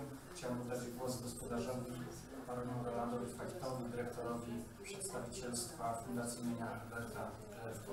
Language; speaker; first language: Polish; native; Polish